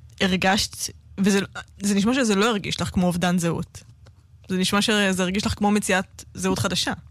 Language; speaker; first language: Hebrew; native; Hebrew